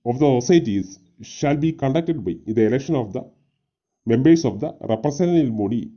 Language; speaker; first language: English; non-native, local second language; Malayalam